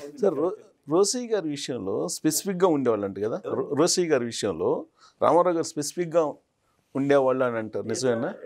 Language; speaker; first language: Telugu; native; Telugu